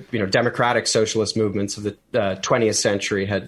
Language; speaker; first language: English; native; English